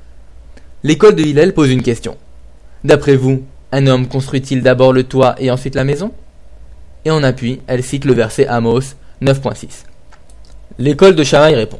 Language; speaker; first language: French; native; French